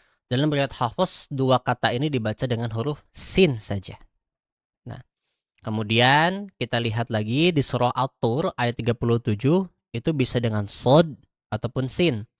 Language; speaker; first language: Indonesian; native; Indonesian